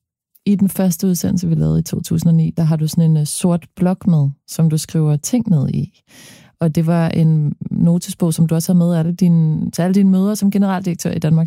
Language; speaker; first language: Danish; native; Danish